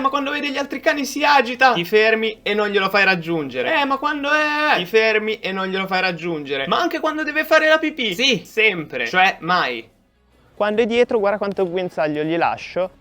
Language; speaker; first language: Italian; native; Italian